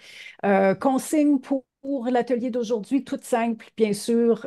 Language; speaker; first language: French; native; French